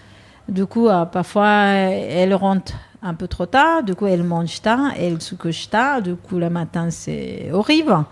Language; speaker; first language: French; non-native, fluent; Japanese